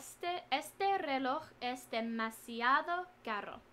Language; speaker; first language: Spanish; non-native, learner; English